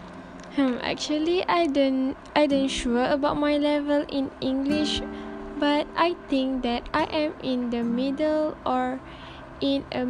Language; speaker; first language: English; non-native, learner; Malay